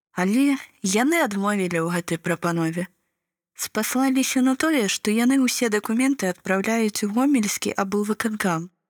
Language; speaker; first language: Belarusian; native; Belarusian